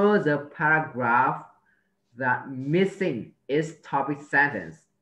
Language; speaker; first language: English; non-native, learner; Vietnamese